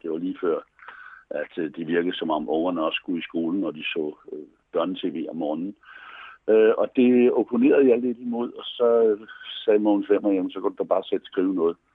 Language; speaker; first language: Danish; native; Danish